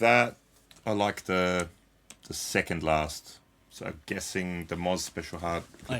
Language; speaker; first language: English; native; English